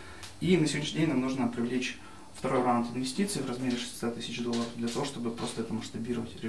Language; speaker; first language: Russian; native; Russian